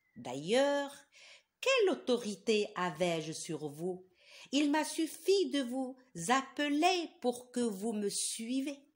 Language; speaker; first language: French; non-native, local second language; Arabic